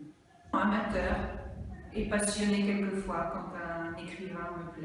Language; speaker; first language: French; non-native, fluent; Italian